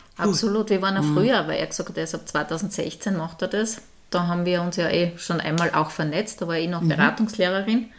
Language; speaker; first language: German; native; German